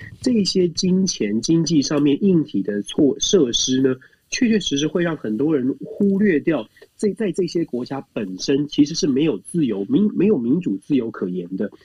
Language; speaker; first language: Chinese; native; Chinese